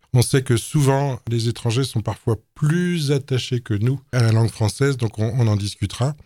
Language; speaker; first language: French; native; French